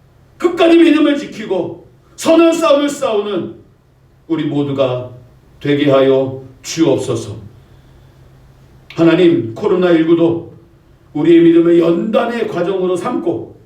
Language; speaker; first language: Korean; native; Korean